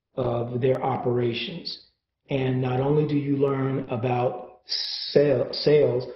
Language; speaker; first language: English; native; English